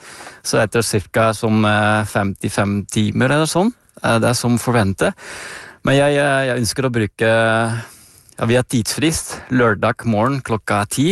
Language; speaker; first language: Norwegian; non-native, fluent; Dutch